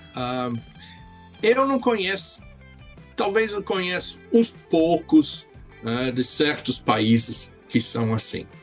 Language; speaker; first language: Portuguese; non-native, fluent; English